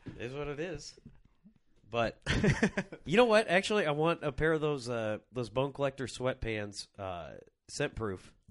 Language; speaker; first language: English; native; English